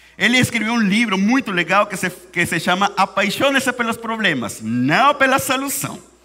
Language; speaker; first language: Portuguese; non-native, fluent; Spanish